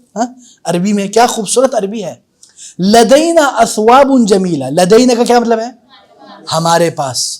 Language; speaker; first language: Urdu; native; Urdu